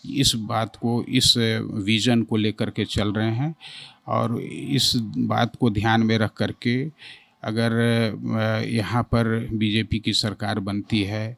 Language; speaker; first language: Hindi; native; Hindi